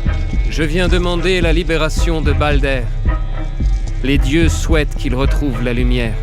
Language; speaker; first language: French; native; French